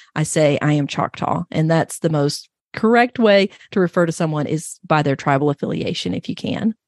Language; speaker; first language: English; native; English